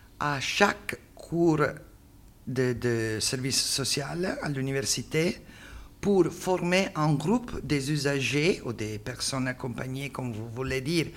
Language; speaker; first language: French; non-native, learner; Italian